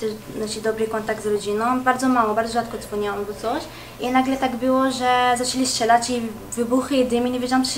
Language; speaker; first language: Polish; early bilingual, heritage; Arabic